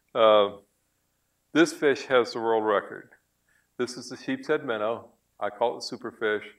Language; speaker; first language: English; native; English